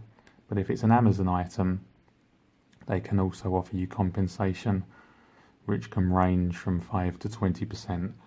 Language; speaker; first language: English; native; English